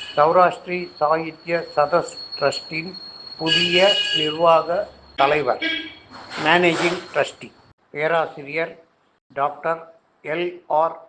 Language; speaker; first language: Tamil; non-native, local second language; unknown